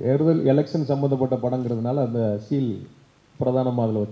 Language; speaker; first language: Tamil; native; Tamil